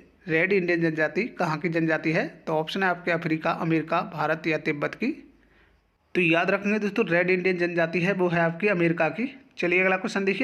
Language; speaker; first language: Hindi; native; Hindi